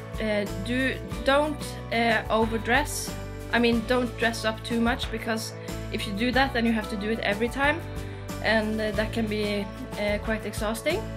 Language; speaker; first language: English; non-native, fluent; Norwegian